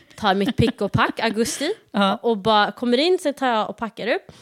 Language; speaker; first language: Swedish; early bilingual, other home language; Somali